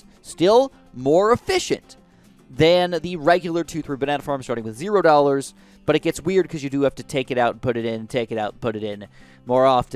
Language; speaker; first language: English; native; English